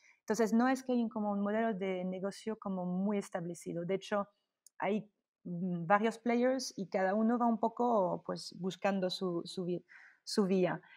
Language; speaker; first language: Spanish; non-native, fluent; French